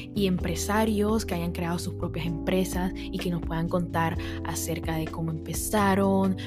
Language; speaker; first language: English; non-native, fluent; Spanish